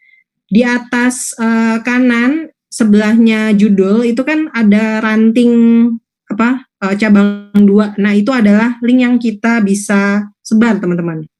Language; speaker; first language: Indonesian; native; Indonesian